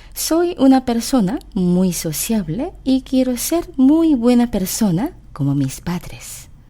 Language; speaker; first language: Spanish; non-native, fluent; Korean